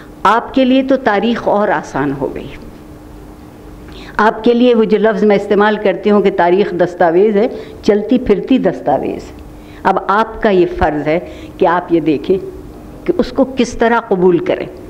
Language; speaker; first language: Urdu; native; Urdu